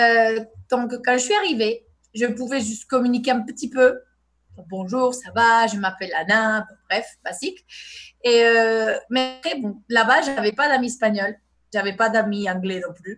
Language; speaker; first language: French; non-native, fluent; Spanish